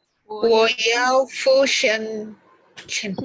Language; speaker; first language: Chinese; non-native, learner; Indonesian